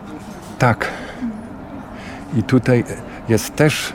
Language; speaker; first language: Polish; non-native, learner; German